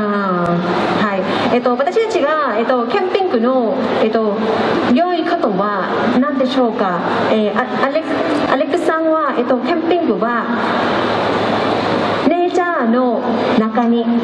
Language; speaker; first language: Japanese; non-native, learner; Thai